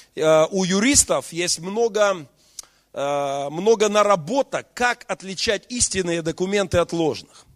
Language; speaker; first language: Russian; native; Russian